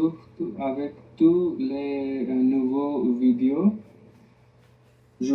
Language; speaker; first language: French; non-native, learner; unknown